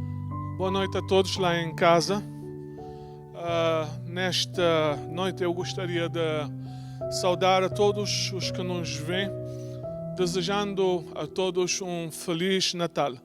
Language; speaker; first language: Portuguese; native; Portuguese